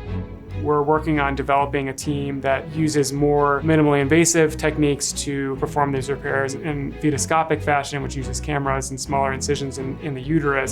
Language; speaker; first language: English; native; English